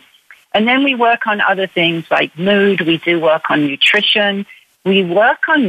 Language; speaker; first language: English; native; English